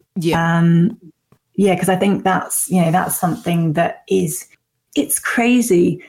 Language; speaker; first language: English; native; English